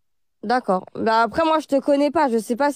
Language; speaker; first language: French; early bilingual, other home language; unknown